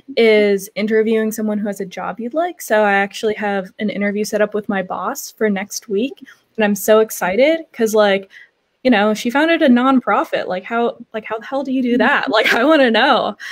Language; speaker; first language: English; native; English